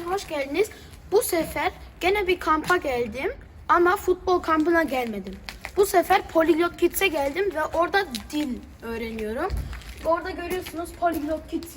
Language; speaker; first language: Turkish; early bilingual, heritage; Turkish